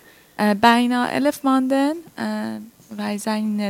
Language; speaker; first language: Dutch; non-native, learner; Persian